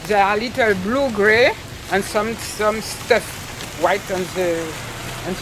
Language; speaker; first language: English; non-native, learner; French